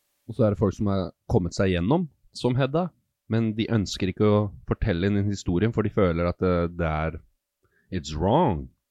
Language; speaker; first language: Norwegian; native; Norwegian